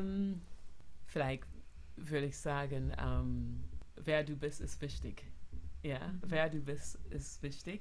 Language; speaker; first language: German; non-native, fluent; English